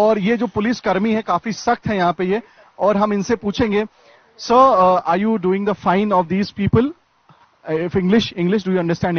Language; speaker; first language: Hindi; native; Hindi